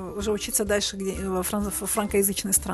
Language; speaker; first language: Russian; native; Russian